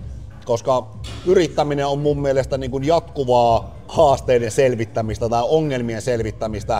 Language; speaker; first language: Finnish; native; Finnish